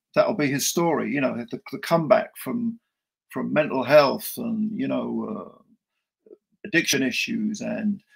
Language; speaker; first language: English; native; English